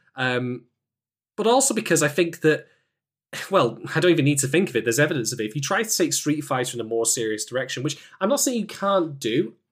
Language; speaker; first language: English; native; English